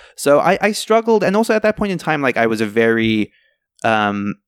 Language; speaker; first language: English; native; English